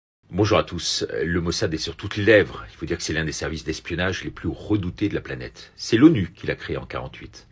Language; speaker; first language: French; native; French